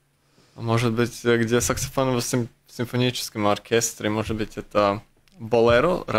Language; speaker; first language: Russian; non-native, local second language; Latvian